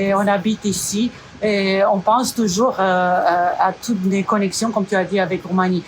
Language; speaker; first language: French; non-native, fluent; Romanian